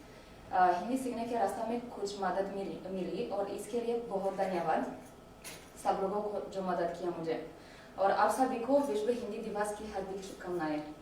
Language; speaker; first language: Hindi; non-native, learner; Romanian